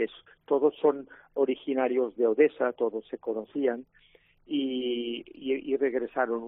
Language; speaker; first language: Spanish; non-native, local second language; Catalan